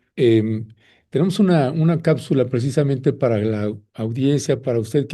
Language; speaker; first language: Spanish; native; Spanish